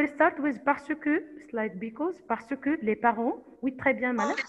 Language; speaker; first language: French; non-native, fluent; Arabic